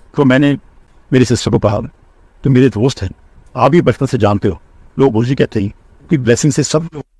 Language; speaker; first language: Hindi; non-native, local second language; Punjabi